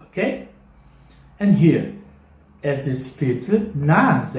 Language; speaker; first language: German; non-native, fluent; English